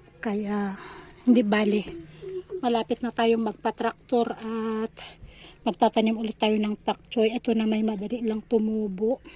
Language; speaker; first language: Filipino; native; Filipino